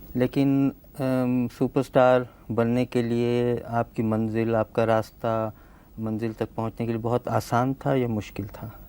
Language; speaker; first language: Hindi; native; Hindi